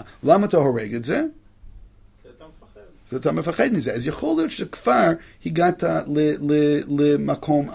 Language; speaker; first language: Hebrew; non-native, fluent; English